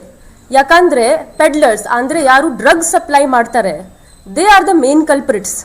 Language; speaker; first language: Kannada; non-native, local second language; Hindi